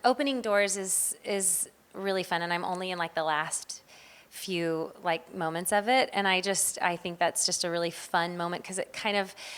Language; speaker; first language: English; native; English